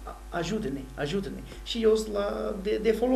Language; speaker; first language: Romanian; non-native, fluent; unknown